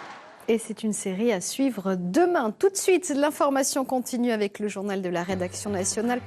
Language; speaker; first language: French; native; French